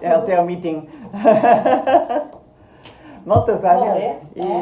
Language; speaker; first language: Catalan; non-native, learner; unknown